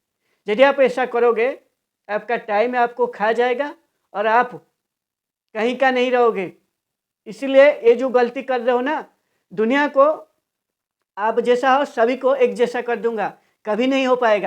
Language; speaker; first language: Hindi; non-native, local second language; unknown